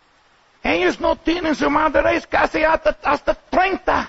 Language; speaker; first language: Spanish; non-native, learner; English